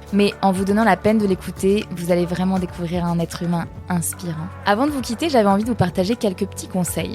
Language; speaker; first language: French; native; French